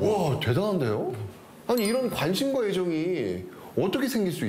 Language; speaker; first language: Korean; native; Korean